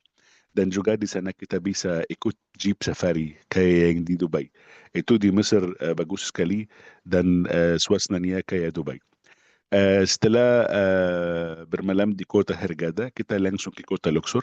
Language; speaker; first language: Indonesian; non-native, fluent; Arabic